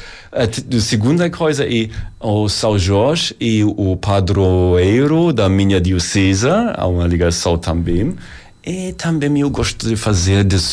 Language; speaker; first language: Portuguese; non-native, learner; German